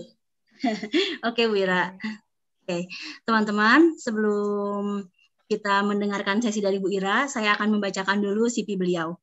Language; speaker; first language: Indonesian; native; Indonesian